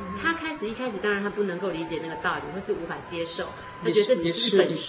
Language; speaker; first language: Chinese; native; Chinese